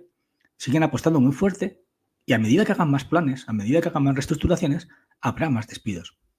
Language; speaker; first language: Spanish; native; Spanish